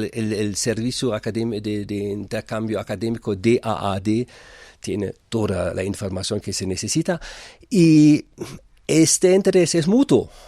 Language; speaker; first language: Spanish; non-native, fluent; German